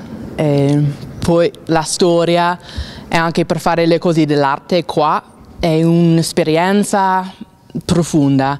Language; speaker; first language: Italian; non-native, learner; English